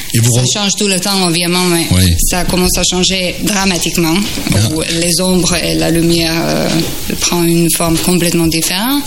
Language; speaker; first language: French; non-native, fluent; Croatian